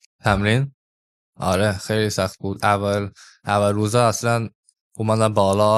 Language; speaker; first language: Persian; early bilingual, heritage; English